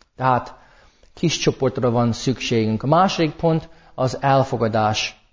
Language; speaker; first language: Hungarian; non-native, fluent; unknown